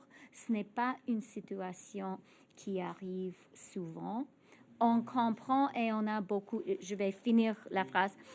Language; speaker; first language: French; non-native, fluent; English